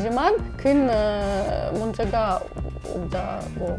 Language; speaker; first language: Korean; non-native, learner; English